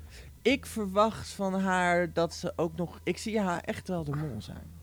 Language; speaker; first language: Dutch; native; Dutch